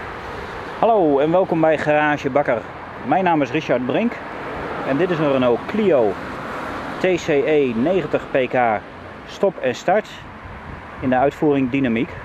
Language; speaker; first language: Dutch; native; Dutch